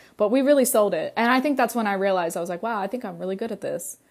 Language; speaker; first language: English; early bilingual, other home language; Russian